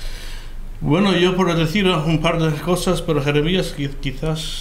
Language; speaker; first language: Spanish; non-native, fluent; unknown